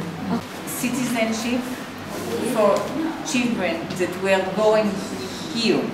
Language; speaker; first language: English; non-native, fluent; Hebrew